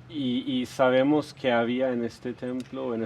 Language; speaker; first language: Spanish; non-native, fluent; Swedish